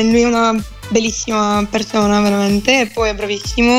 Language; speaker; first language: Italian; non-native, fluent; Bulgarian